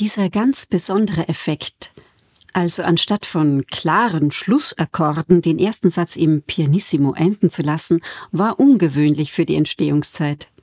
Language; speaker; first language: German; native; German